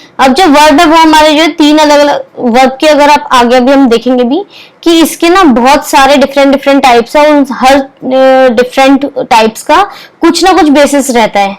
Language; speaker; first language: Hindi; native; Hindi